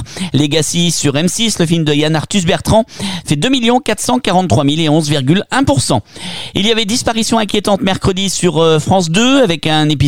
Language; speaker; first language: French; native; French